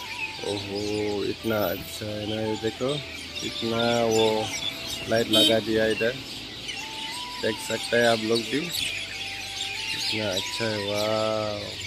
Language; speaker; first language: Hindi; non-native, local second language; Bodo